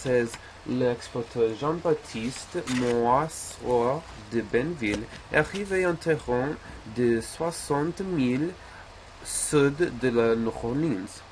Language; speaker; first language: French; non-native, learner; English